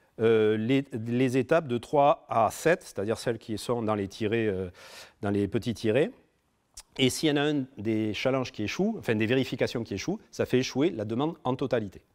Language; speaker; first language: French; native; French